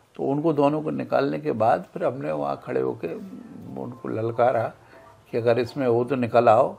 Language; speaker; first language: Hindi; native; Hindi